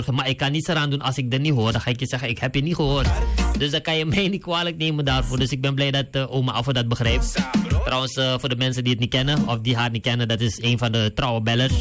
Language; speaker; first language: Dutch; native; Dutch